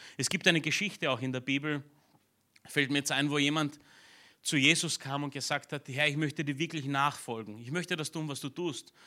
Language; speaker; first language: German; early bilingual, other home language; Romanian